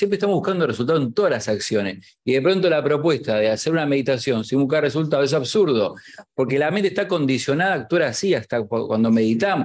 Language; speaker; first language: Spanish; native; Spanish